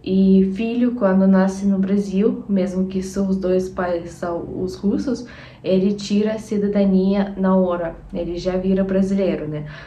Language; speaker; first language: Portuguese; non-native, fluent; Russian